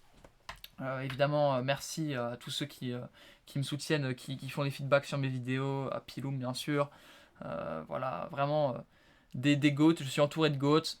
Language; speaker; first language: French; native; French